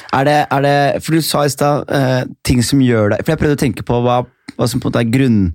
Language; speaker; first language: Norwegian; early bilingual, other home language; Somali